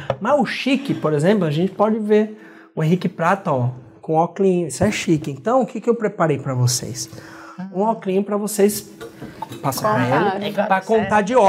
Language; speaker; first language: Portuguese; native; Portuguese